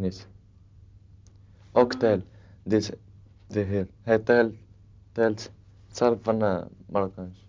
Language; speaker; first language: Dutch; non-native, learner; Arabic